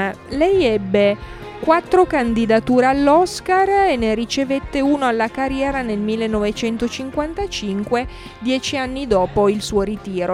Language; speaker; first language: Italian; native; Italian